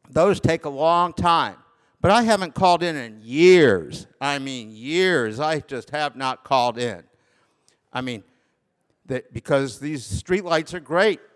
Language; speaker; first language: English; native; English